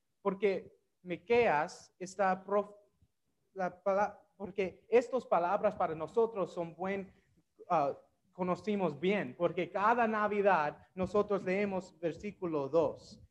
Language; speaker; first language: Spanish; non-native, learner; English